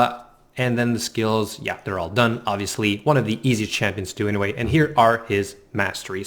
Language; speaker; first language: English; native; English